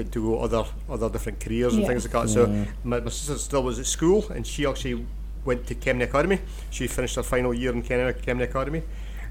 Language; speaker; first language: English; native; English